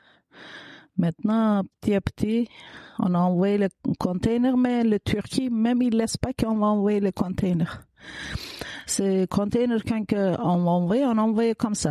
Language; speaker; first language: French; non-native, learner; Kurdish